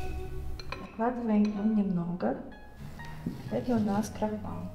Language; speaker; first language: Russian; non-native, local second language; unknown